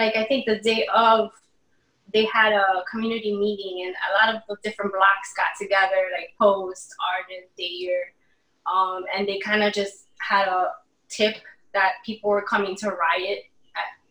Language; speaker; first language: English; native; English